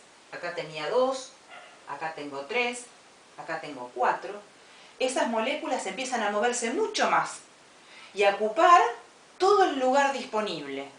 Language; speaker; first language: Spanish; native; Spanish